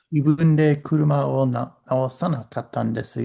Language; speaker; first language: Japanese; non-native, learner; English